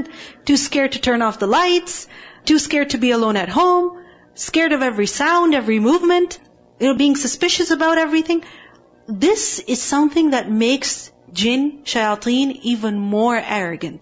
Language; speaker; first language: English; non-native, local second language; Urdu